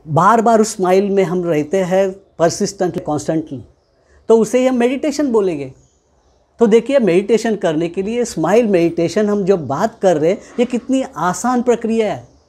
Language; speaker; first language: Hindi; non-native, local second language; Marathi